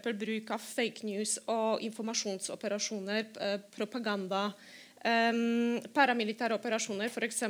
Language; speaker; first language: Norwegian; non-native, fluent; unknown